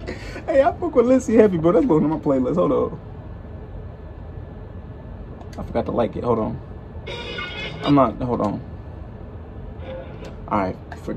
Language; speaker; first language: English; native; English